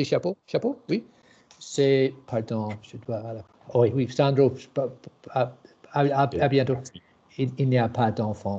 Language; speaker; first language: French; non-native, learner; English